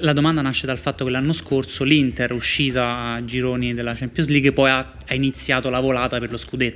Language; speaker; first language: Italian; native; Italian